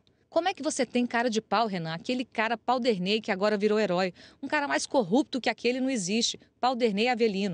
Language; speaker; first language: Portuguese; native; Portuguese